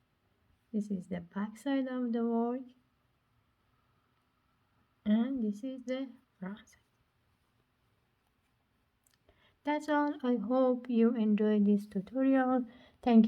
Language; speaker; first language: English; non-native, learner; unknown